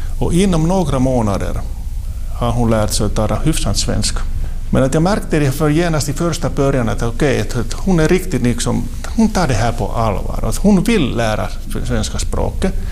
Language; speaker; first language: Swedish; non-native, local second language; Finnish